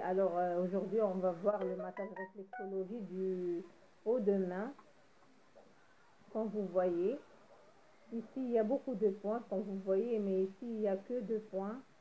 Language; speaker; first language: French; non-native, local second language; Arabic